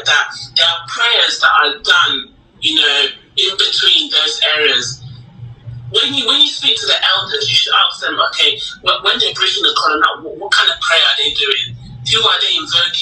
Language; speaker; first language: English; native; English